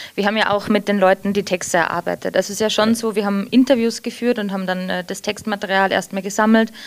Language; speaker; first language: German; early bilingual, heritage; English